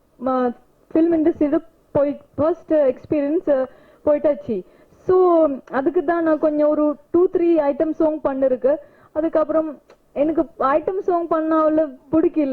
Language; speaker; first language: Tamil; non-native, learner; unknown